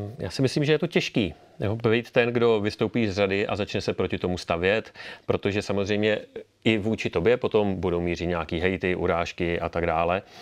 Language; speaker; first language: Czech; native; Czech